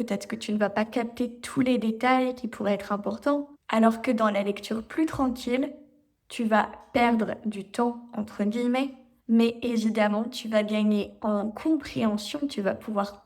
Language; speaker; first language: French; native; French